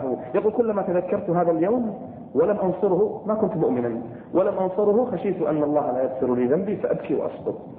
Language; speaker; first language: Arabic; native; Arabic